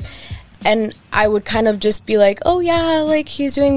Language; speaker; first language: English; native; English